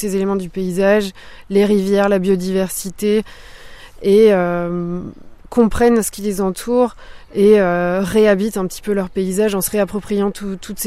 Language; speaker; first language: French; native; French